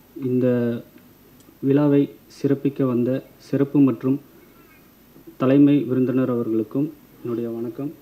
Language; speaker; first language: Tamil; native; Tamil